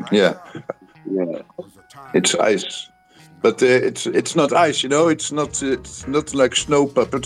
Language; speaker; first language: English; non-native, fluent; Dutch